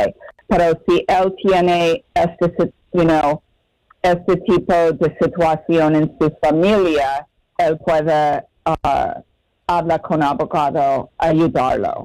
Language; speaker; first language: Spanish; non-native, fluent; English